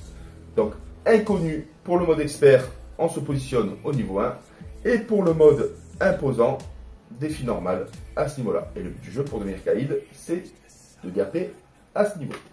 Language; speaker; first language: French; native; French